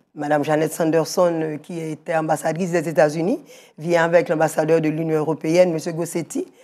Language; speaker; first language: French; native; French